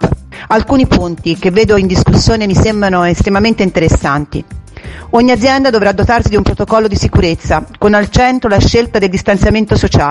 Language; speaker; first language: Italian; native; Italian